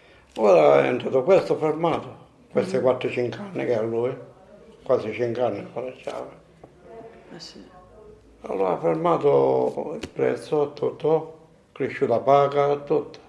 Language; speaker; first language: Italian; non-native, learner; Maltese